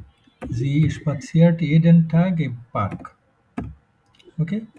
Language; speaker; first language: German; non-native, fluent; Bangla